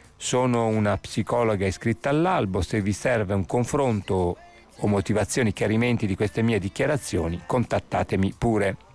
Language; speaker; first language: Italian; native; Italian